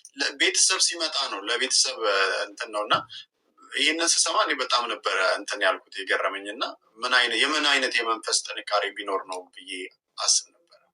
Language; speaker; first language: Amharic; native; Amharic